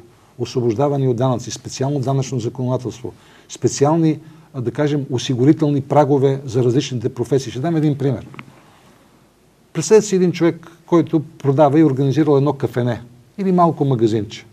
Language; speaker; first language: Bulgarian; native; Bulgarian